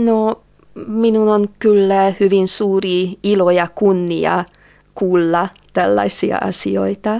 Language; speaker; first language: Finnish; non-native, fluent; Hungarian